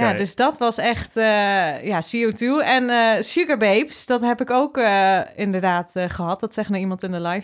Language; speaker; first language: Dutch; native; Dutch